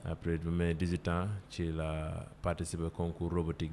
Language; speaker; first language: French; non-native, local second language; Wolof